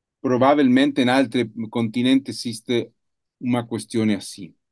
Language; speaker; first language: Italian; non-native, learner; Spanish